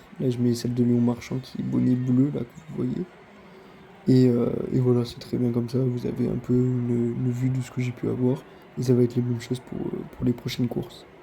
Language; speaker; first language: French; native; French